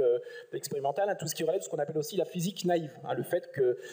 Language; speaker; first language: French; native; French